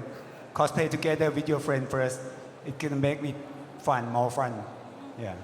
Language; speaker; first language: English; non-native, learner; Thai